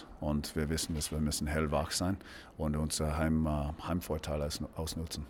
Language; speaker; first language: German; non-native, fluent; English